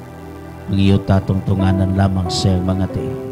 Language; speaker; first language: Cebuano; native; Cebuano